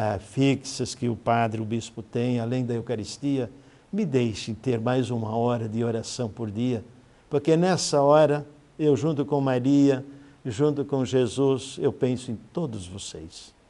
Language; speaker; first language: Portuguese; native; Portuguese